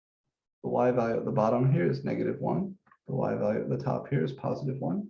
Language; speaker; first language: English; native; English